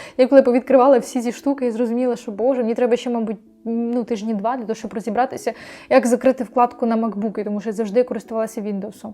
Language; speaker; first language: Ukrainian; non-native, local second language; Russian